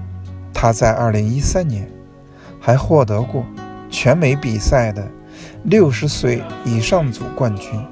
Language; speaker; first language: Chinese; native; Chinese